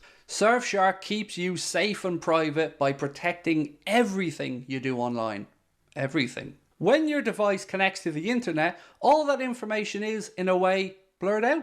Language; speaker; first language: English; native; English